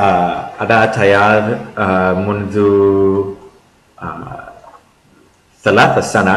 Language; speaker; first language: Arabic; non-native, learner; English